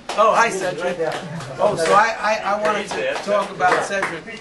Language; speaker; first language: English; native; English